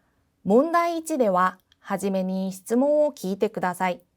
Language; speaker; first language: Japanese; non-native, fluent; Korean